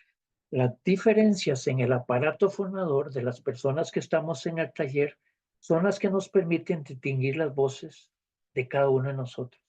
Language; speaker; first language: Spanish; native; Spanish